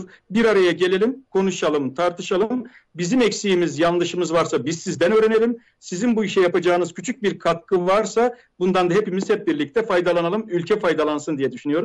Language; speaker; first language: Turkish; native; Turkish